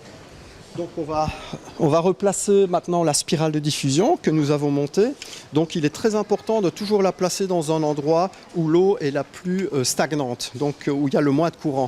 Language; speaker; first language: French; native; French